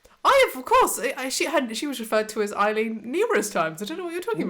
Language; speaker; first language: English; native; English